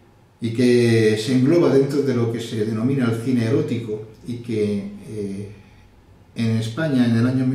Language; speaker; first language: Spanish; native; Spanish